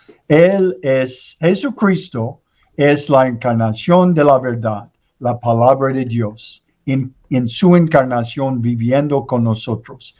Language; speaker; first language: Spanish; non-native, learner; English